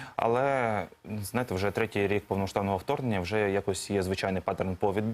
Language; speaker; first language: Ukrainian; native; Ukrainian